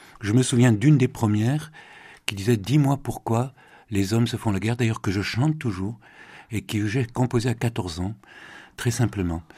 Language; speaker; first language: French; native; French